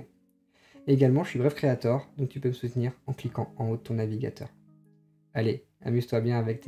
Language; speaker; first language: French; native; French